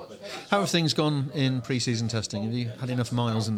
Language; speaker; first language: English; native; English